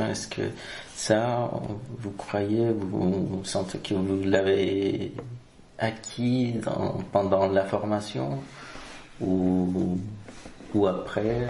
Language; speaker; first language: French; non-native, fluent; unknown